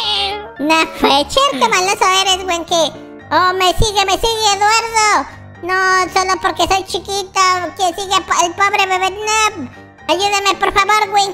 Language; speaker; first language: Spanish; native; Spanish